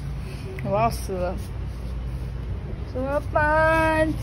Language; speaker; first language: Chinese; non-native, local second language; English